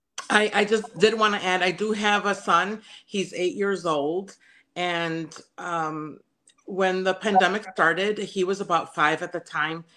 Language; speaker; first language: English; early bilingual, other home language; Spanish